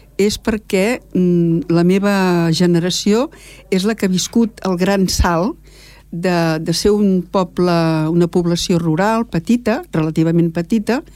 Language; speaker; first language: Catalan; native; Catalan